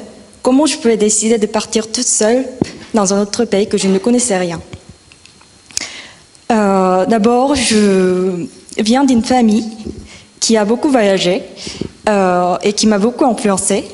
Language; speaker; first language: French; non-native, fluent; Korean